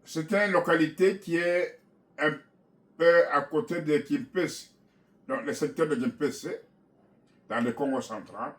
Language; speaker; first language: French; non-native, local second language; Kongo